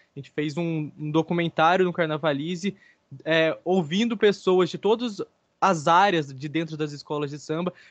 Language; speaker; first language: Portuguese; native; Portuguese